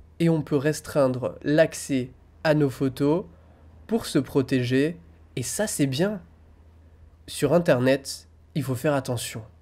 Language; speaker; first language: French; native; French